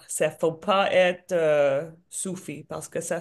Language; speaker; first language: French; non-native, learner; English